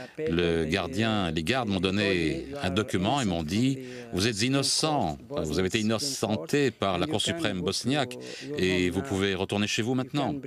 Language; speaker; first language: French; non-native, local second language; Arabic